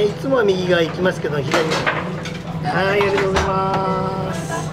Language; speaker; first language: Japanese; native; Japanese